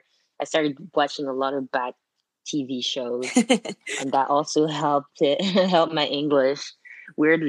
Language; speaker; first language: English; non-native, fluent; French